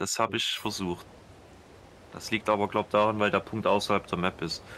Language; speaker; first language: German; native; German